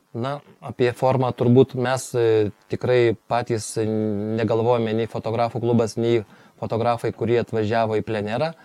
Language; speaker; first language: Lithuanian; native; Lithuanian